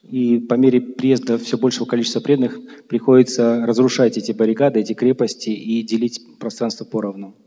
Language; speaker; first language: Russian; native; Russian